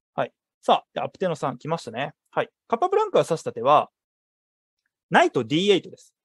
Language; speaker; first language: Japanese; native; Japanese